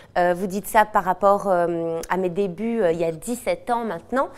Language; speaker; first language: French; native; French